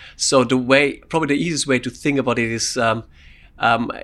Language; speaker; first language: English; non-native, fluent; German